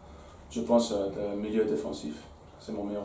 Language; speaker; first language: French; non-native, fluent; Dutch